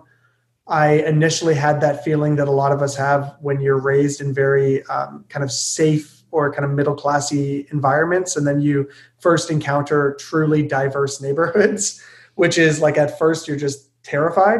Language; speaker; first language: English; native; English